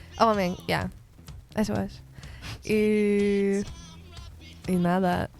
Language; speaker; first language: Spanish; non-native, learner; English